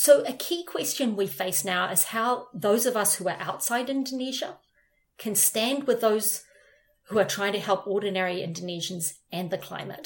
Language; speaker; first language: English; native; English